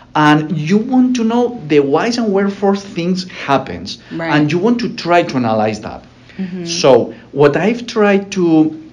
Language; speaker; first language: English; non-native, fluent; Spanish